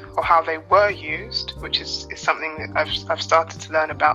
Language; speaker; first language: English; native; English